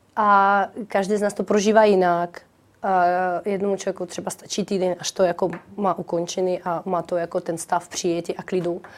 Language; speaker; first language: Czech; non-native, fluent; Ukrainian